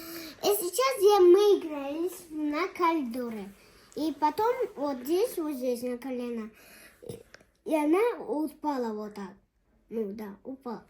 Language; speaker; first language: Russian; early bilingual, other home language; Tajik